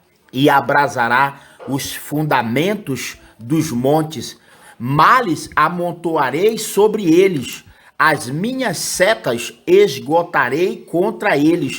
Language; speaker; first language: Portuguese; native; Portuguese